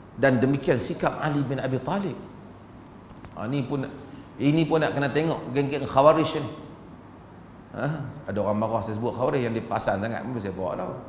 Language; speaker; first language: Malay; native; Malay